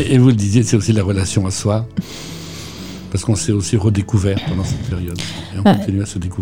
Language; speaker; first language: French; native; French